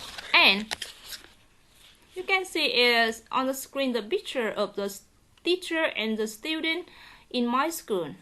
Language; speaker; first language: English; non-native, learner; Vietnamese